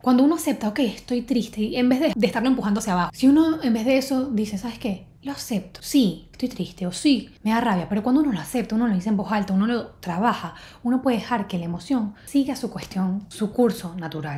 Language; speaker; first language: Spanish; native; Spanish